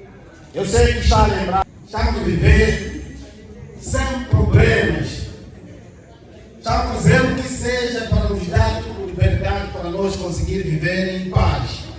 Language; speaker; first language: Portuguese; non-native, learner; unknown